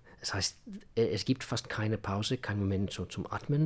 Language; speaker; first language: German; non-native, fluent; Russian